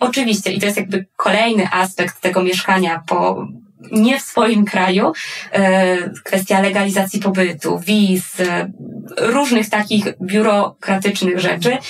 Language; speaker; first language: Polish; native; Polish